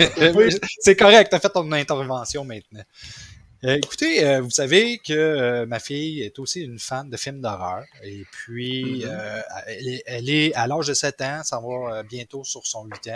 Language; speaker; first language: French; native; French